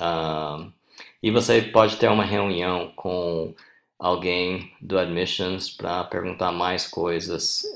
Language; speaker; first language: Portuguese; non-native, fluent; English